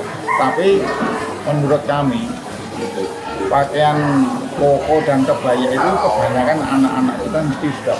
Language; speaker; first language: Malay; non-native, local second language; Javanese